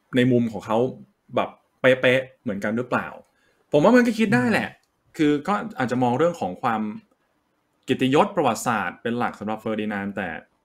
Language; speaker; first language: Thai; native; Thai